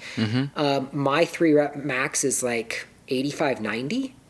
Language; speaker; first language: English; native; English